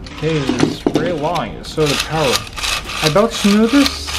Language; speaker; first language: English; non-native, local second language; Chinese